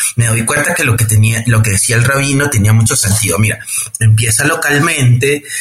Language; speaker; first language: Spanish; native; Spanish